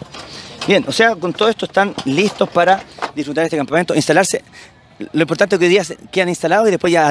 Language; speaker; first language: Spanish; native; Spanish